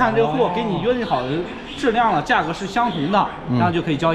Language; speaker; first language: Chinese; native; Chinese